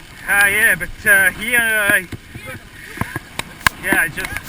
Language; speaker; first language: English; non-native, learner; French